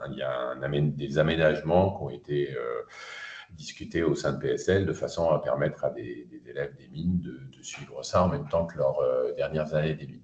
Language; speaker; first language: French; native; French